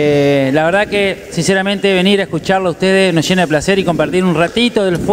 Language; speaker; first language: Spanish; native; Spanish